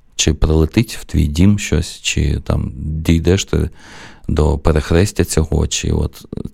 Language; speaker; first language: Ukrainian; non-native, local second language; Russian